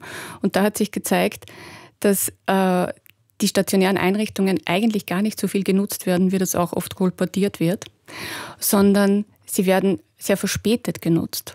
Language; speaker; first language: German; native; German